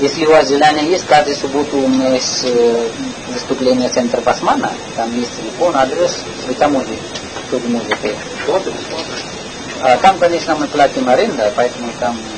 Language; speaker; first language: Russian; non-native, learner; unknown